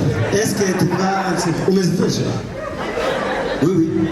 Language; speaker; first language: French; non-native, learner; Kinyarwanda